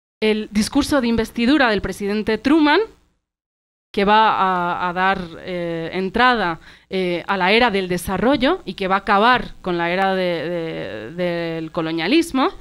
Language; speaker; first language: Spanish; early bilingual, other home language; Arabic